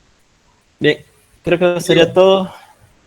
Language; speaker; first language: Spanish; native; Spanish